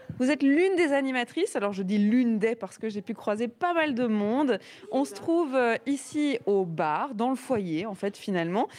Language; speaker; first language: French; native; French